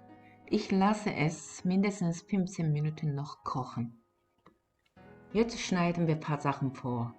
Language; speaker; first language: German; non-native, fluent; Korean